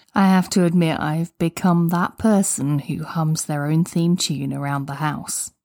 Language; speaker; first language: English; native; English